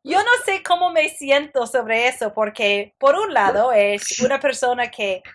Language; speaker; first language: Spanish; non-native, fluent; English